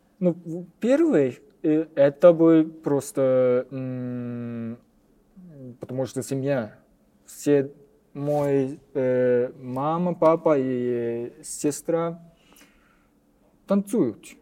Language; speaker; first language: Russian; non-native, learner; Japanese